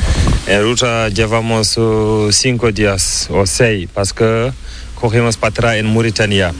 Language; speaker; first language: Spanish; non-native, learner; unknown